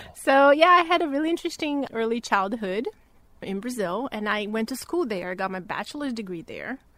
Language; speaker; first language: English; non-native, fluent; Portuguese